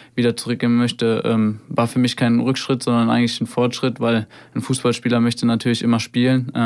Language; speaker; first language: German; native; German